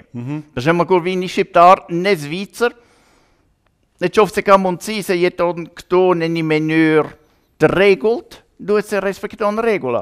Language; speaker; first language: Albanian; non-native, learner; German